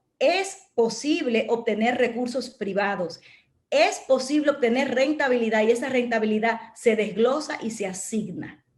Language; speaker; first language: Spanish; native; Spanish